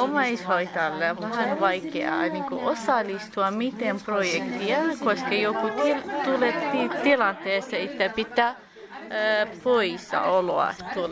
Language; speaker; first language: Finnish; non-native, learner; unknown